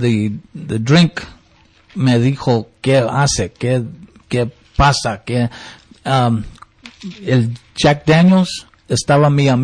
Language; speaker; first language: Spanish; early bilingual, heritage; English